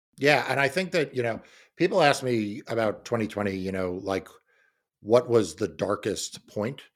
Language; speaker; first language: English; native; English